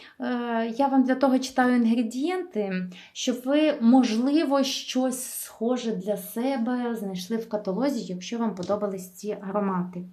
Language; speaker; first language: Ukrainian; native; Ukrainian